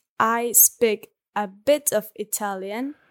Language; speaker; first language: English; non-native, learner; Spanish